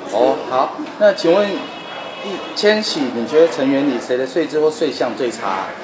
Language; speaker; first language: Chinese; native; Chinese